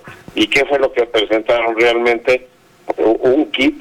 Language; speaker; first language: Spanish; native; Spanish